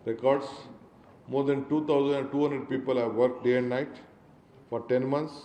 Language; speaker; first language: English; non-native, local second language; Kannada